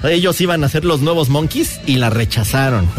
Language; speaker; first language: Spanish; native; Spanish